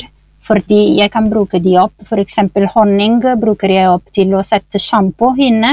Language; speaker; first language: Norwegian; non-native, fluent; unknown